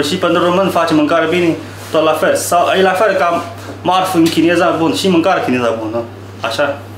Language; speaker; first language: Romanian; non-native, learner; Chinese